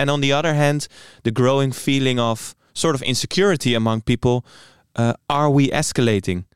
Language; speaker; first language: English; non-native, fluent; Dutch